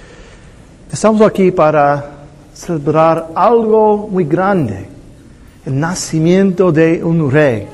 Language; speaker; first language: Spanish; non-native, fluent; English